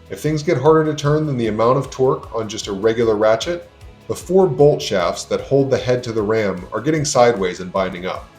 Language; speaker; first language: English; native; English